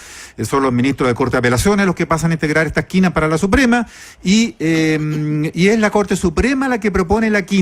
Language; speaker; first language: Spanish; native; Spanish